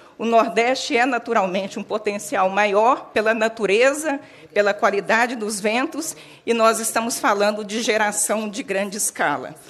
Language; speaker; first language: Portuguese; native; Portuguese